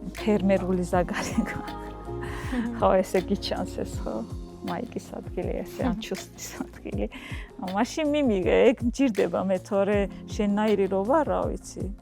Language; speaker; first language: Georgian; non-native, local second language; Azerbaijani